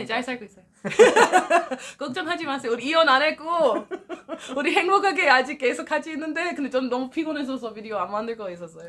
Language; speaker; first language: Korean; non-native, learner; English